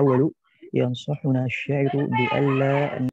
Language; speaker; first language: Arabic; non-native, learner; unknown